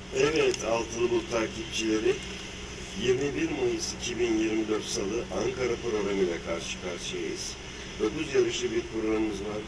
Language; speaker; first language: Turkish; native; Turkish